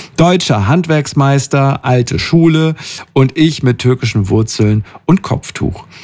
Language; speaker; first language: German; native; German